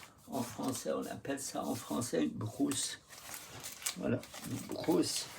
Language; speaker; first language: French; non-native, fluent; Russian